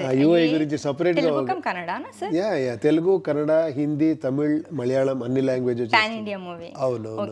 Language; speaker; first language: Telugu; non-native, local second language; Kannada